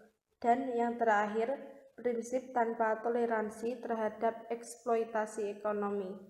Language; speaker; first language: Indonesian; native; Indonesian